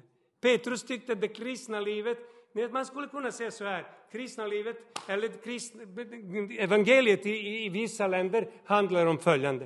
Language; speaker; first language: Swedish; non-native, fluent; Serbian